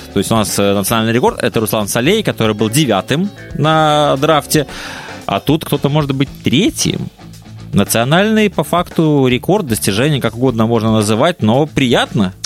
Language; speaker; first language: Russian; native; Russian